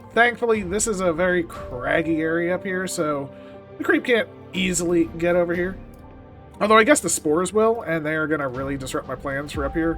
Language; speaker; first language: English; native; English